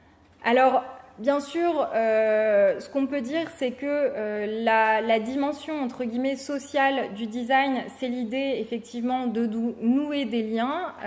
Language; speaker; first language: French; native; French